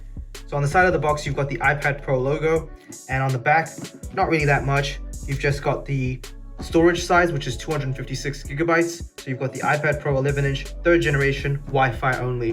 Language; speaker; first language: English; native; English